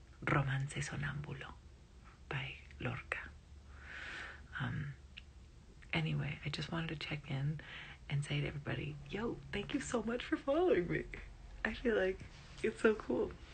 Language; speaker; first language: English; native; English